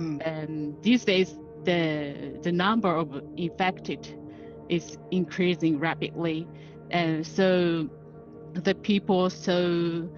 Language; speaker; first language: English; non-native, learner; Japanese